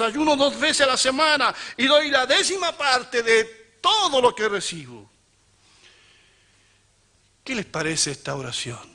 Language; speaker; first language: Spanish; native; Spanish